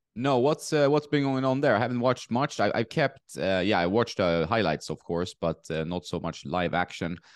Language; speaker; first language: English; non-native, fluent; Swedish